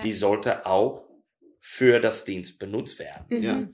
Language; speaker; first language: German; non-native, learner; English